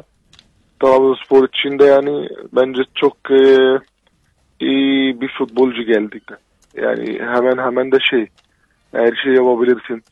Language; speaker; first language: Turkish; non-native, learner; Arabic